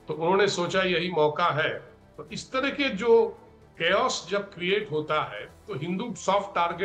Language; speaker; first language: Hindi; native; Hindi